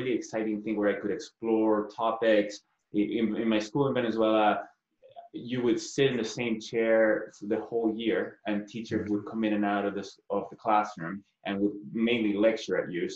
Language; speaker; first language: English; non-native, fluent; Spanish